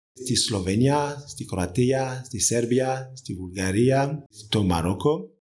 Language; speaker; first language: Greek; non-native, fluent; French